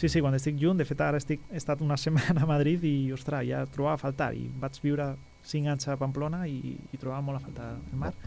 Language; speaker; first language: Catalan; non-native, local second language; Spanish